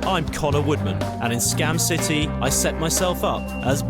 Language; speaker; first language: English; native; English